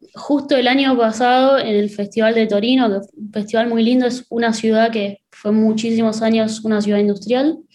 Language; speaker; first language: Spanish; native; Spanish